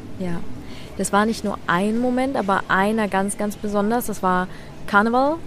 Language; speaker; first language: German; early bilingual, other home language; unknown